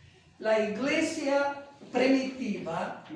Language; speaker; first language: Spanish; non-native, fluent; English